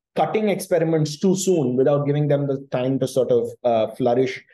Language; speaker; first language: English; non-native, local second language; Tamil